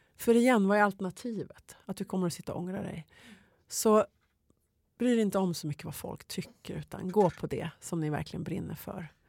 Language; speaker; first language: Swedish; native; Swedish